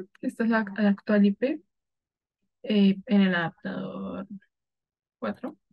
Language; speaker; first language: Spanish; native; Spanish